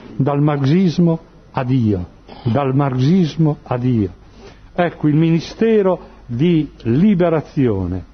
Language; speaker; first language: Italian; native; Italian